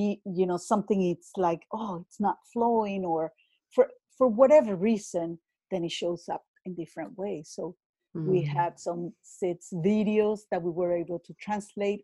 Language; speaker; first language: English; non-native, fluent; Spanish